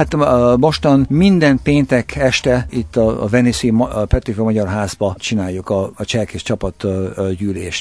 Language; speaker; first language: Hungarian; early bilingual, heritage; Hungarian